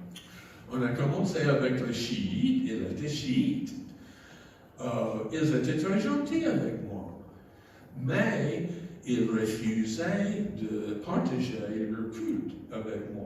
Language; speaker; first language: French; non-native, fluent; English